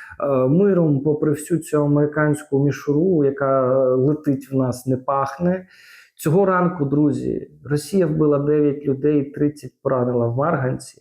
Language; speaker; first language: Ukrainian; native; Ukrainian